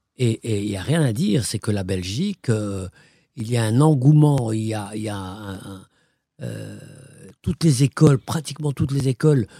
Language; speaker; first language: French; non-native, local second language; Arabic